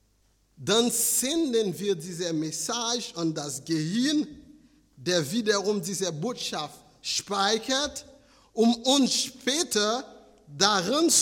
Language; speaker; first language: German; non-native, fluent; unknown